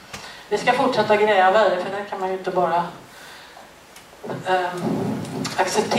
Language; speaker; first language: Swedish; native; Swedish